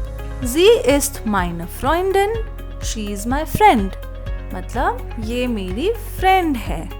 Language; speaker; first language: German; non-native, fluent; Hindi